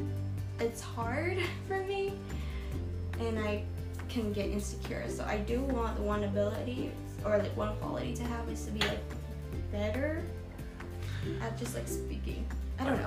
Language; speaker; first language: English; non-native, fluent; Vietnamese